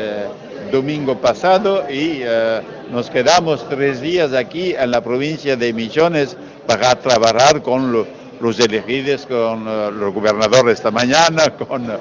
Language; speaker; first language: Spanish; non-native, learner; French